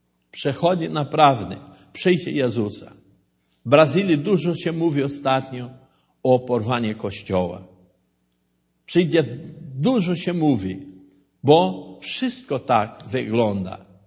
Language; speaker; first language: Polish; non-native, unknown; Portuguese